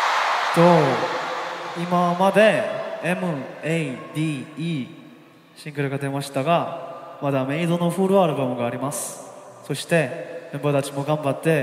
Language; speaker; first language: Japanese; non-native, fluent; Korean